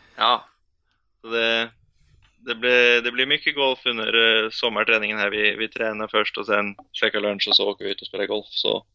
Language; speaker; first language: Swedish; non-native, fluent; Norwegian